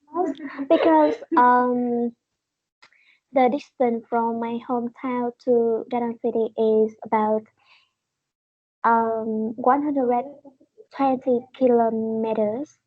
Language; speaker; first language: English; non-native, learner; Vietnamese